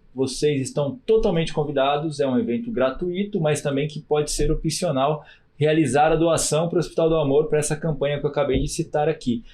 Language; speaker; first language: Portuguese; native; Portuguese